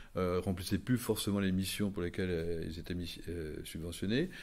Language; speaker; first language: French; native; French